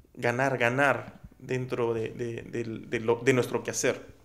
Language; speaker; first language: Spanish; native; Spanish